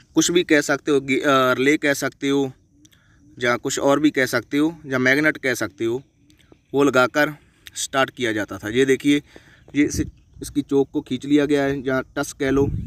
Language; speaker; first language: Hindi; non-native, local second language; Punjabi